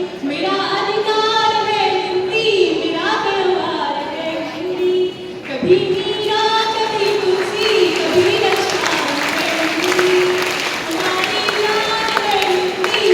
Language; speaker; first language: Hindi; native; Hindi